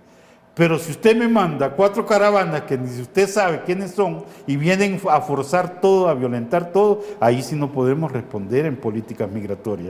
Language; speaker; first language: Spanish; native; Spanish